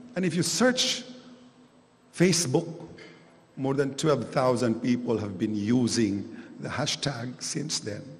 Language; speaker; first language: English; non-native, local second language; Filipino